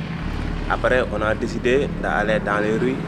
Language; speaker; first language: French; non-native, learner; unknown